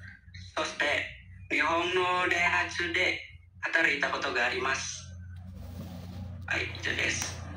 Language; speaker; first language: Japanese; non-native, learner; Indonesian